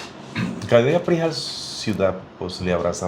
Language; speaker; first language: Russian; non-native, fluent; Spanish